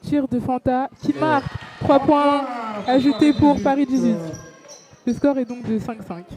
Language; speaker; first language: French; native; French